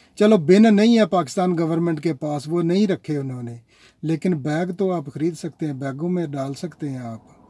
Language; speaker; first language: Urdu; non-native, local second language; Punjabi